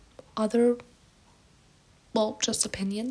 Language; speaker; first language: English; non-native, fluent; German